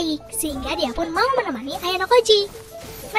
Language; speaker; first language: Indonesian; native; Indonesian